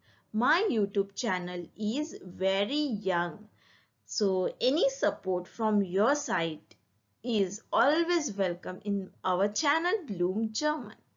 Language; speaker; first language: English; non-native, fluent; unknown